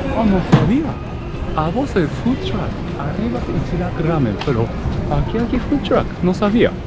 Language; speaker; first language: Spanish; non-native, learner; Japanese